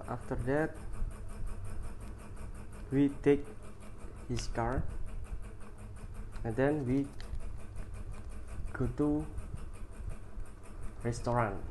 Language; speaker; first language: English; non-native, learner; Indonesian